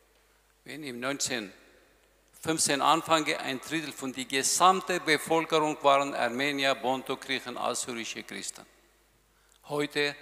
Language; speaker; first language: German; non-native, learner; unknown